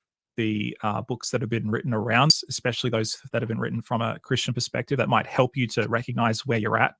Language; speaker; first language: English; native; English